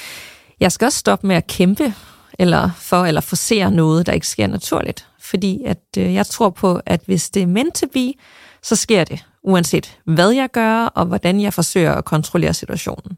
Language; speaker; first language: Danish; native; Danish